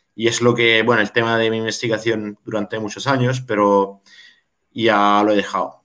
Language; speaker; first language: Spanish; non-native, fluent; Italian